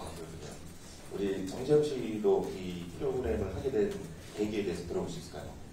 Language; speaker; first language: Korean; native; Korean